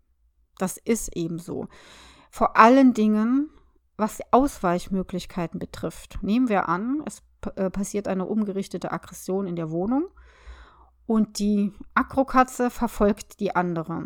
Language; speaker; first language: German; native; German